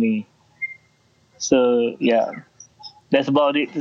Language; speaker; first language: English; non-native, local second language; Malay